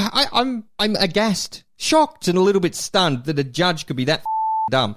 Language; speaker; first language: English; native; English